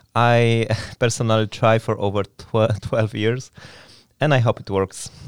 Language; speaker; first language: English; non-native, fluent; Polish